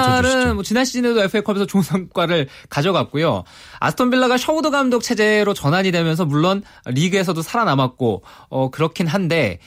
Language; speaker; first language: Korean; native; Korean